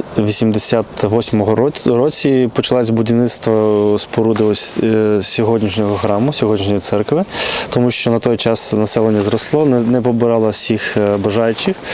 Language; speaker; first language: Ukrainian; non-native, local second language; Bulgarian